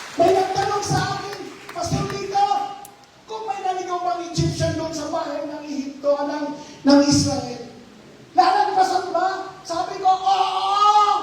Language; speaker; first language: Filipino; non-native, local second language; Hiligaynon